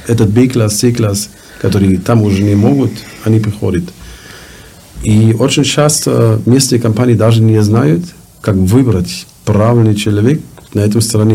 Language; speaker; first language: Russian; non-native, learner; German